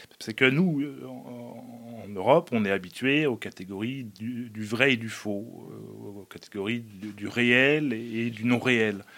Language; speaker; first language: French; native; French